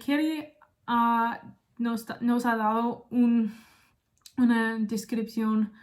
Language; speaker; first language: Spanish; non-native, learner; English